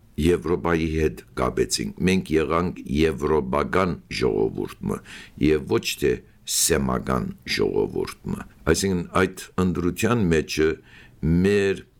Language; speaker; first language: Armenian; early bilingual, heritage; Armenian